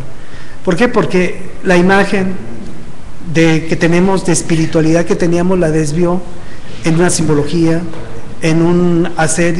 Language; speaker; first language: Spanish; native; Spanish